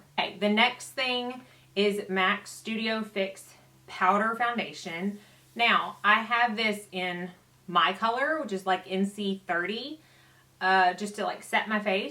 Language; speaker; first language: English; native; English